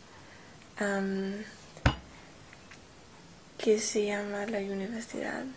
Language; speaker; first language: Spanish; non-native, learner; English